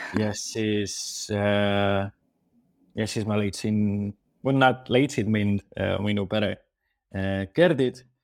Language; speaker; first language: Estonian; non-native, fluent; Spanish